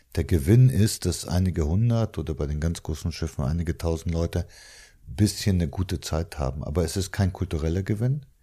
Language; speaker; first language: German; non-native, fluent; Bulgarian